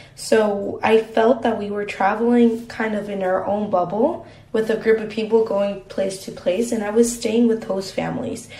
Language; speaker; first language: English; non-native, fluent; Spanish